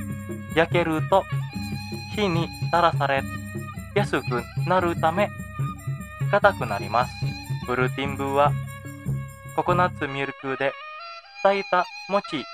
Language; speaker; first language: Japanese; non-native, fluent; Indonesian